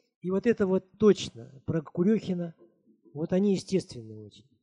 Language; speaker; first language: Russian; native; Russian